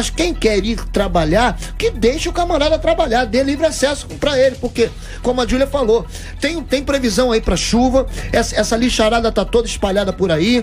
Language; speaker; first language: Portuguese; native; Portuguese